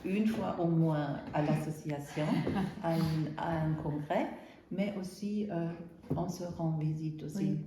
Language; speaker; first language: French; non-native, fluent; German